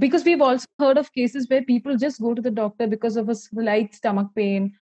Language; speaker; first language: English; non-native, local second language; Malayalam